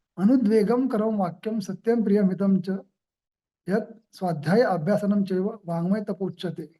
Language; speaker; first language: Hindi; non-native, local second language; Marathi